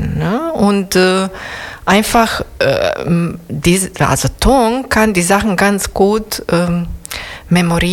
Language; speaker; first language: German; non-native, learner; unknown